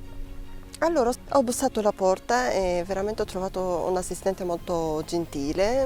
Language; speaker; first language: Italian; non-native, learner; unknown